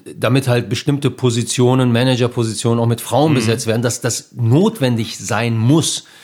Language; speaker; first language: German; native; German